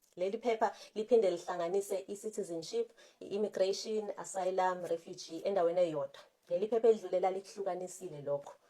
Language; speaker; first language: Zulu; native; Zulu